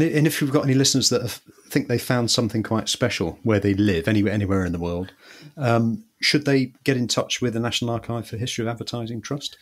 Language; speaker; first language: English; native; English